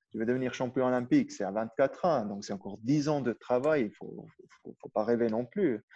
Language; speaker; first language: French; non-native, local second language; Swiss German